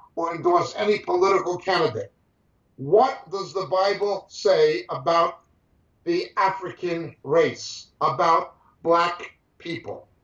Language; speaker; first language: English; native; English